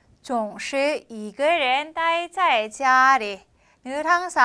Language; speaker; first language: Chinese; non-native, fluent; Korean